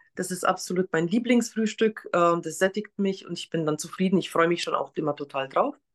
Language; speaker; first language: German; non-native, fluent; Polish